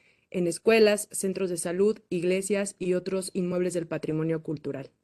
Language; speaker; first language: Spanish; native; Spanish